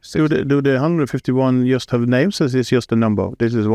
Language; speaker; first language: English; non-native, fluent; Norwegian